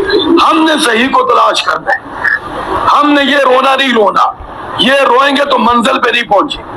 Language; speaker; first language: Urdu; native; Urdu